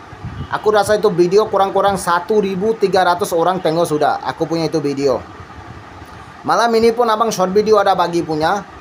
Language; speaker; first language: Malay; non-native, learner; Bangla